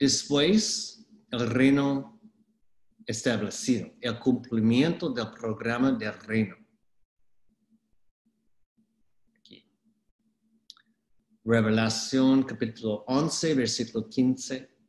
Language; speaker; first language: Spanish; non-native, fluent; English